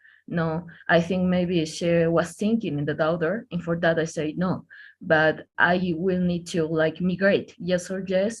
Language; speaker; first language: English; non-native, learner; Spanish